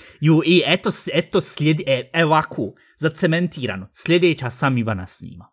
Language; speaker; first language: Bosnian; early bilingual, heritage; Bosnian